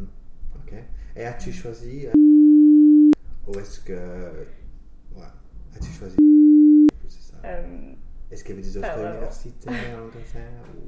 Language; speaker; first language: French; non-native, fluent; English